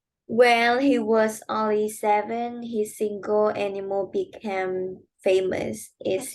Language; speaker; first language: English; non-native, learner; Vietnamese